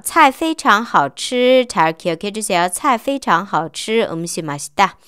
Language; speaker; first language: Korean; non-native, fluent; Chinese